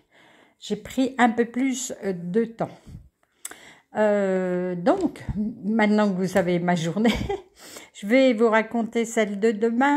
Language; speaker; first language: French; native; French